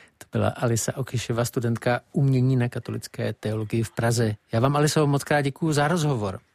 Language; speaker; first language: Czech; native; Czech